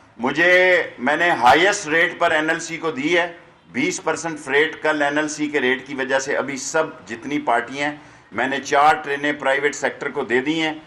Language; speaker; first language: Urdu; non-native, local second language; Punjabi